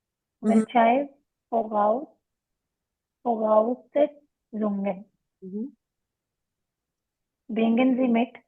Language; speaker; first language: German; non-native, learner; Urdu